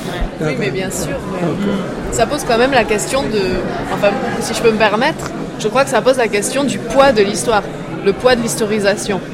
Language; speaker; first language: French; native; French